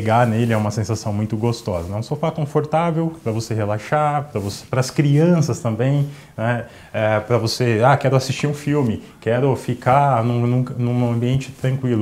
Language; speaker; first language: Portuguese; native; Portuguese